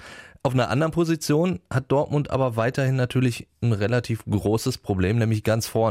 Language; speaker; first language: German; native; German